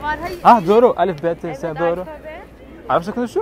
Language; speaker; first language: Turkish; non-native, learner; Arabic